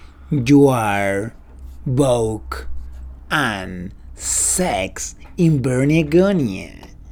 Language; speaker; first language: English; non-native, learner; Spanish